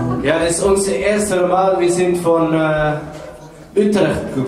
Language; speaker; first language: German; non-native, learner; Dutch